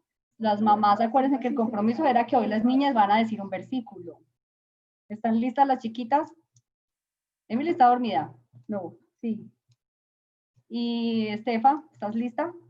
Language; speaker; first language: Spanish; native; Spanish